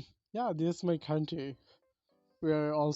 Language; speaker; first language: English; non-native, learner; Bangla